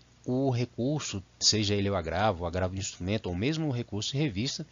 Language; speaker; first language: Portuguese; native; Portuguese